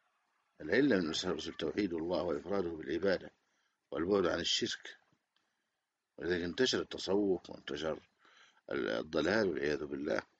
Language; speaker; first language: Arabic; native; Arabic